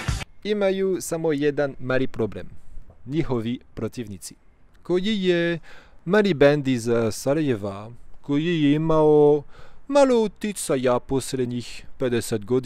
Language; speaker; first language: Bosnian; non-native, fluent; French